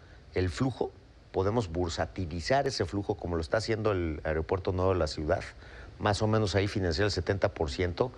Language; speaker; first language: Spanish; native; Spanish